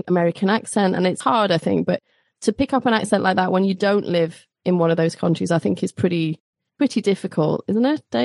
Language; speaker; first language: English; native; English